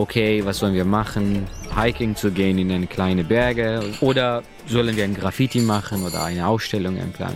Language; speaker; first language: German; non-native, learner; Persian